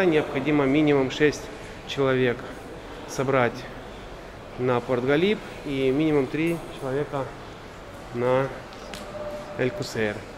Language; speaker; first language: Russian; native; Russian